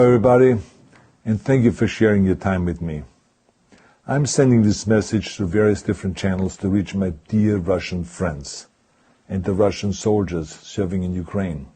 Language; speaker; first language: English; non-native, fluent; German